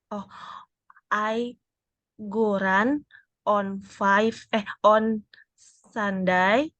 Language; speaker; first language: English; non-native, learner; Indonesian